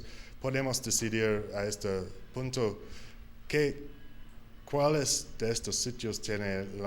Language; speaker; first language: Spanish; non-native, learner; English